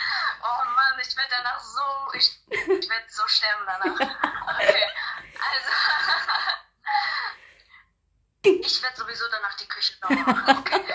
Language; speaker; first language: German; early bilingual, other home language; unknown